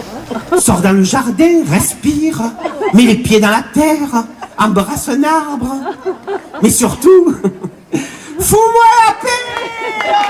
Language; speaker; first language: French; native; French